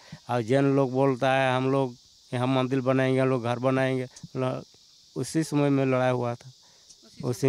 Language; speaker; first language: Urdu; non-native, local second language; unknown